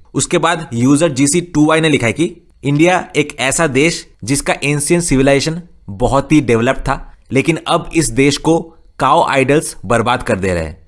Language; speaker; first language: Hindi; non-native, local second language; Bangla